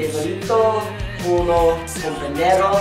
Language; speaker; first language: Spanish; non-native, learner; English